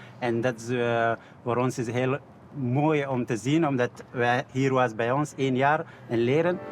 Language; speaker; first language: Dutch; non-native, learner; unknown